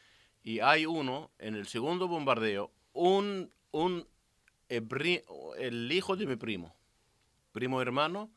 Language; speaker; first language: Spanish; non-native, learner; Arabic